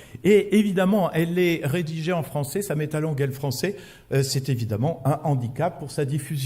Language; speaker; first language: French; native; French